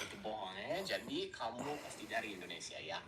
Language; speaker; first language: Indonesian; non-native, fluent; English